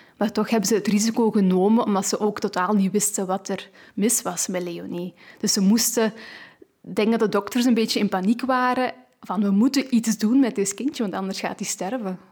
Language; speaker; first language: Dutch; native; Dutch